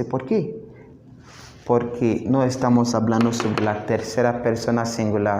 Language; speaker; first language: Spanish; non-native, fluent; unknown